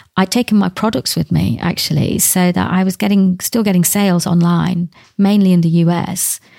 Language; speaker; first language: English; native; English